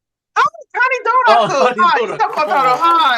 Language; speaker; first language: Japanese; non-native, learner; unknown